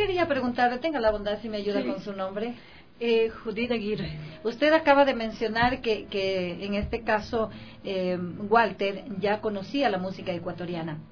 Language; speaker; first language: Spanish; native; Spanish